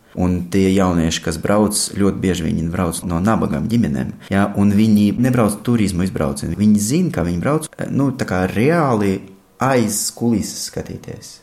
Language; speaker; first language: Latvian; non-native, fluent; Russian